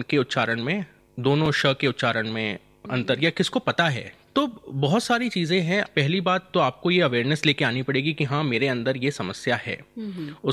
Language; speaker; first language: Hindi; native; Hindi